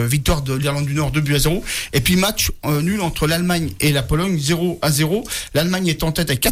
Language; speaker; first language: French; native; French